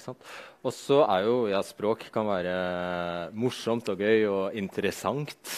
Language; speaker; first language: Norwegian; native; Norwegian